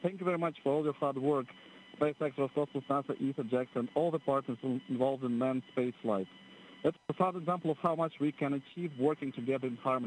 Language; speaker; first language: English; non-native, fluent; Russian